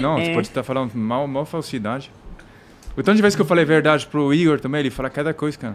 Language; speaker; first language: Portuguese; non-native, fluent; French